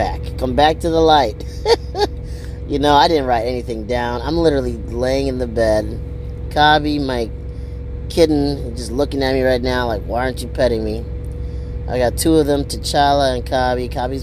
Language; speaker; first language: English; early bilingual, other home language; Kinyarwanda